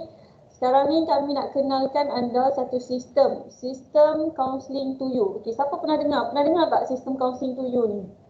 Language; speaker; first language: Malay; native; Malay